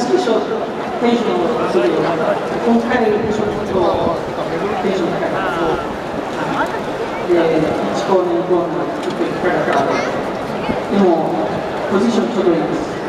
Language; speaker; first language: Japanese; non-native, learner; Italian